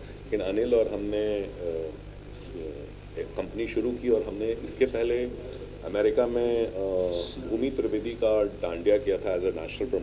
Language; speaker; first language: Hindi; native; Hindi